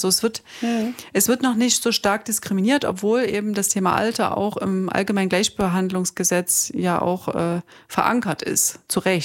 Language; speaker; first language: German; native; German